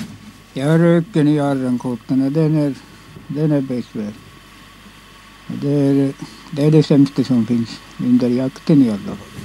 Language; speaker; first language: Swedish; non-native, local second language; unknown